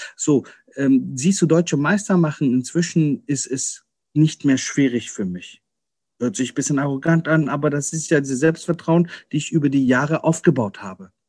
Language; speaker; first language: German; early bilingual, other home language; Persian